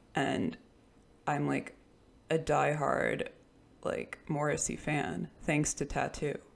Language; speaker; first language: English; early bilingual, other home language; Russian